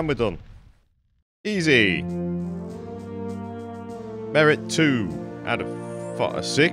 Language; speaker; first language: English; native; English